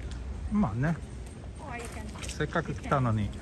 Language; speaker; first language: Japanese; non-native, fluent; Swedish